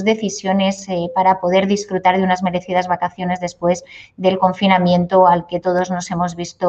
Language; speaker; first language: Spanish; native; Spanish